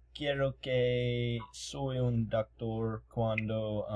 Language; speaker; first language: Spanish; non-native, learner; English